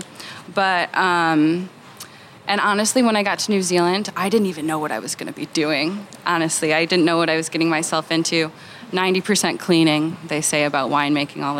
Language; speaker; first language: English; native; English